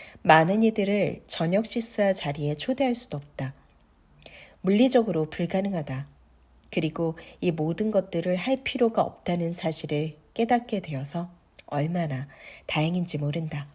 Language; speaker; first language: Korean; native; Korean